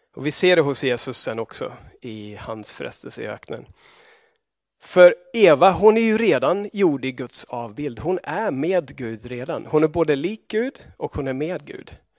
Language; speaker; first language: Swedish; non-native, fluent; English